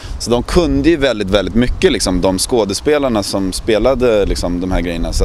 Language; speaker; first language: Swedish; native; Swedish